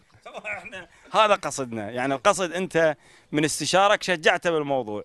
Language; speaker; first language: Arabic; native; Arabic